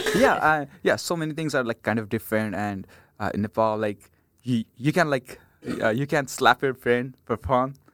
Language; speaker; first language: English; non-native, local second language; Nepali